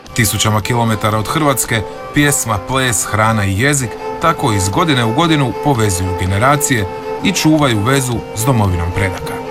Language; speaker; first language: Serbian; native; Serbian